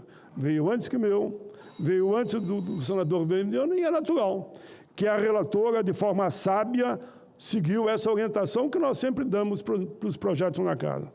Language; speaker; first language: Portuguese; native; Portuguese